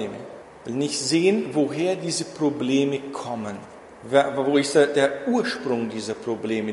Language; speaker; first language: German; non-native, fluent; Portuguese